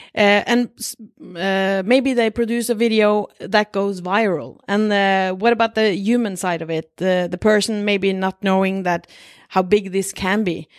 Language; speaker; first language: English; non-native, fluent; Norwegian